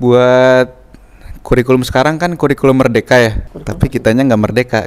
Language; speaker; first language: Indonesian; native; Indonesian